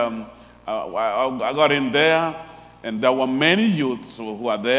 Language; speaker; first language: English; non-native, local second language; Luo (Kenya and Tanzania)